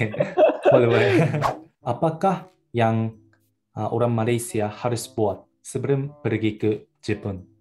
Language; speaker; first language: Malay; non-native, learner; Japanese